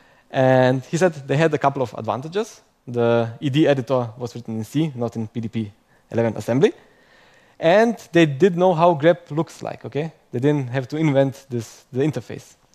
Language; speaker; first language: English; non-native, fluent; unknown